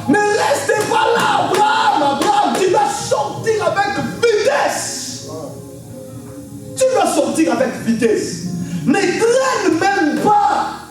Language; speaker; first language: French; non-native, local second language; Lingala